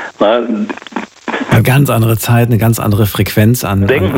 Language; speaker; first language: German; native; German